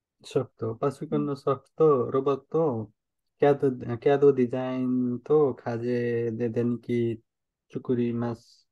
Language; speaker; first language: Japanese; non-native, learner; Nepali